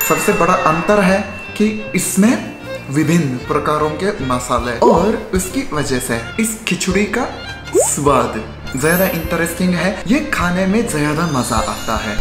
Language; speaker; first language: Hindi; non-native, fluent; Japanese